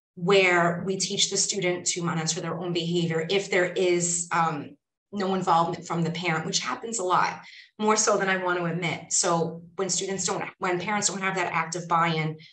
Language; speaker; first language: English; native; English